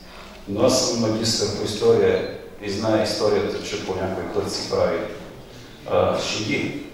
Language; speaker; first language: Bulgarian; native; Bulgarian